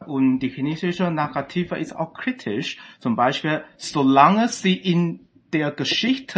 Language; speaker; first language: German; non-native, fluent; Chinese